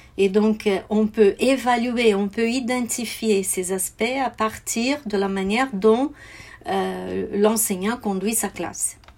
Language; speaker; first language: French; non-native, fluent; Portuguese